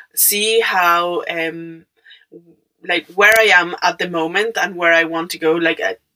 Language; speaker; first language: English; non-native, fluent; Spanish